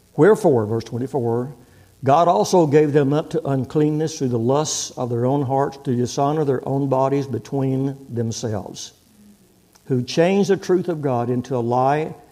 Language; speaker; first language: English; native; English